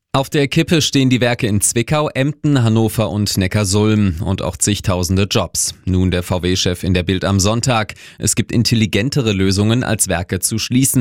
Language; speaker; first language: German; native; German